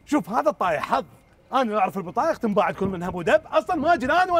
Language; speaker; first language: Arabic; native; Arabic